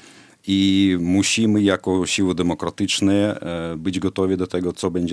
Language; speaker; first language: Polish; non-native, fluent; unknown